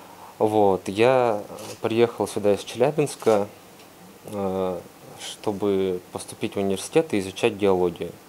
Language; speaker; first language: Russian; native; Russian